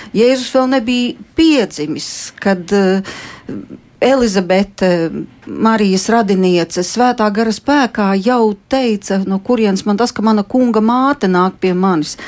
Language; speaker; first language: Latvian; native; Latvian